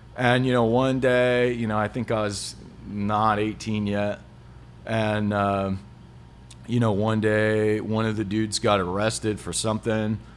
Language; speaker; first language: English; native; English